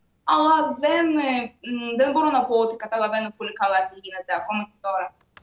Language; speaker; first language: Greek; non-native, fluent; Ukrainian